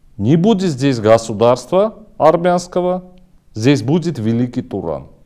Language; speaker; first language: Russian; non-native, local second language; Armenian